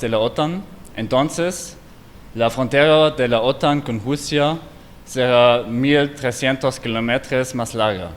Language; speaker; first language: Spanish; non-native, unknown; German